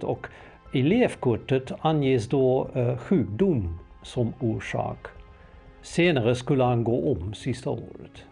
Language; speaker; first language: Swedish; native; Swedish